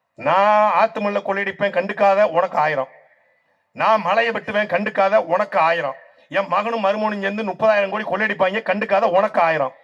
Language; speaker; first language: Tamil; native; Tamil